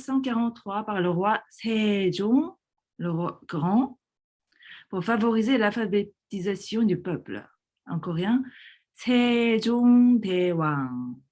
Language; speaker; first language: French; non-native, fluent; Korean